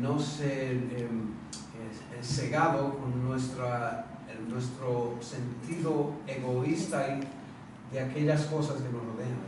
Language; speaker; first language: Spanish; native; Spanish